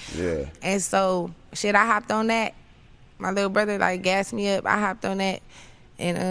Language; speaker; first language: English; native; English